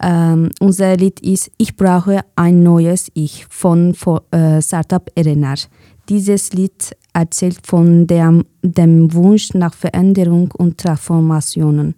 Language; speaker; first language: German; non-native, fluent; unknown